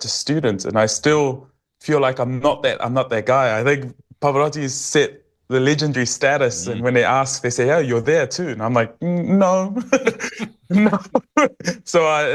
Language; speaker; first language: English; native; English